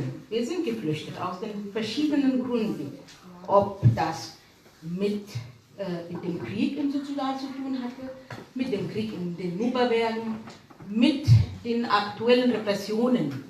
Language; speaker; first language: German; non-native, fluent; Arabic